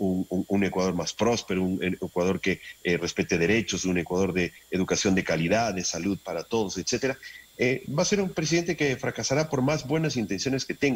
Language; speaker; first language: Spanish; native; Spanish